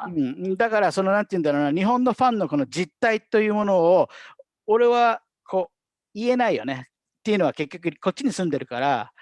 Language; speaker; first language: Japanese; native; Japanese